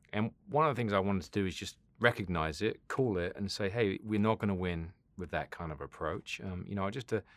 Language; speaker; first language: English; native; English